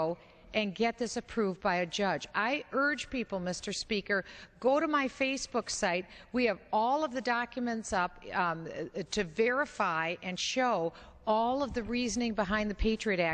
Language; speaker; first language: English; native; English